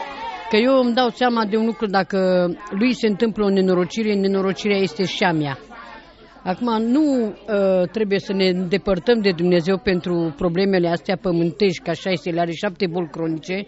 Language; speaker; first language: Romanian; native; Romanian